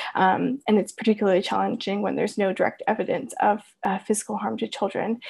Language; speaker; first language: English; native; English